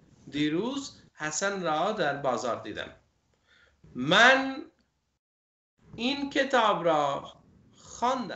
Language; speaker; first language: Persian; non-native, fluent; Urdu